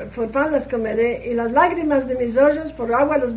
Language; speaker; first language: Spanish; early bilingual, heritage; Spanish